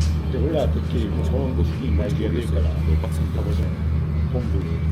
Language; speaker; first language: Japanese; non-native, learner; Korean